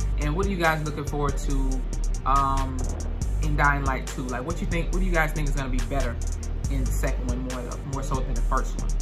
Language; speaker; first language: English; native; English